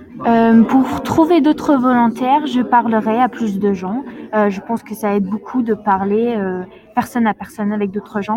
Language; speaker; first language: French; non-native, learner; English